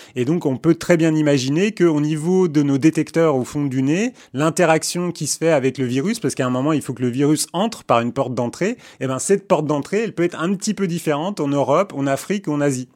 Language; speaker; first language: French; early bilingual, other home language; Armenian